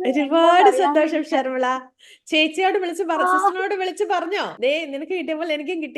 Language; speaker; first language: Malayalam; native; Malayalam